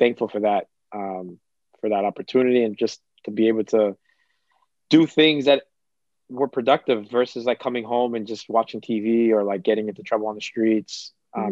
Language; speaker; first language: English; early bilingual, other home language; Kabuverdianu